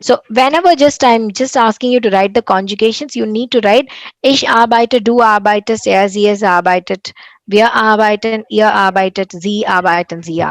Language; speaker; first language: German; non-native, fluent; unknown